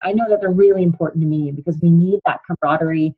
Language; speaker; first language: English; native; English